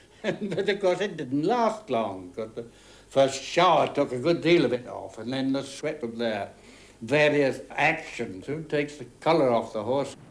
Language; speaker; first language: English; native; English